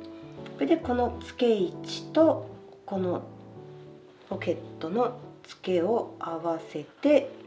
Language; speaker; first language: Japanese; native; Japanese